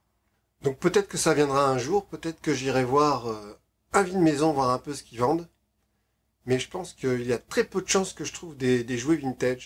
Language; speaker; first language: French; native; French